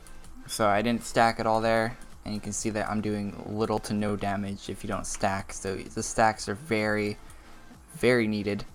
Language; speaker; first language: English; native; English